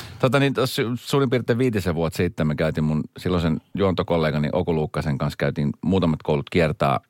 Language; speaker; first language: Finnish; early bilingual, other home language; Swedish